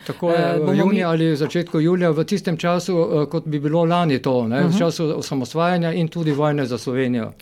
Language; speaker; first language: Slovenian; native; Slovenian